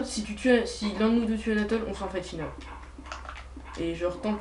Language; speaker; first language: French; native; French